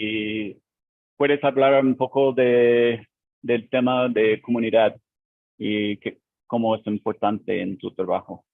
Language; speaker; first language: Spanish; non-native, learner; English